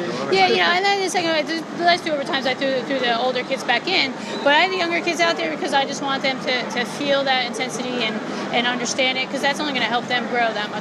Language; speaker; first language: English; native; English